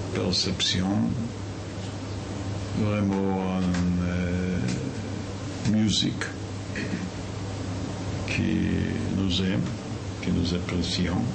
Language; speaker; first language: French; non-native, fluent; Yiddish